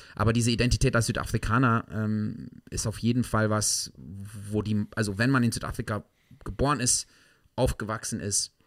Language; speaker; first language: German; non-native, fluent; English